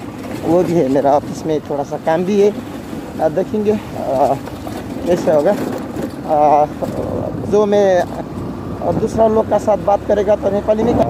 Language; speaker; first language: Hindi; non-native, learner; Nepali